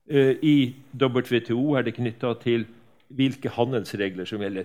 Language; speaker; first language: Norwegian; native; Norwegian